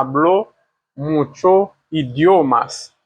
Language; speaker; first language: Spanish; non-native, learner; Haitian Creole